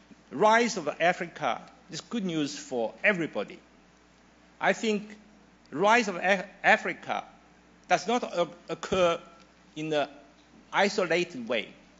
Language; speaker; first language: English; non-native, fluent; Chinese